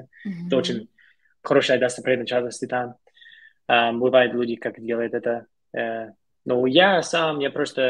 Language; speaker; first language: Russian; non-native, learner; English